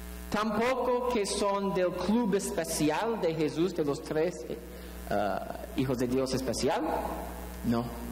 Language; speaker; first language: Spanish; non-native, fluent; English